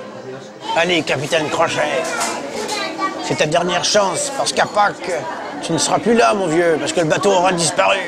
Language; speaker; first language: French; native; French